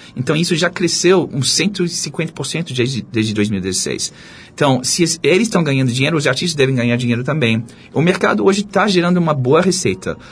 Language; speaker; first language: Portuguese; non-native, fluent; English